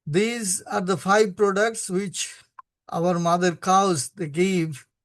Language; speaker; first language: English; non-native, local second language; Hindi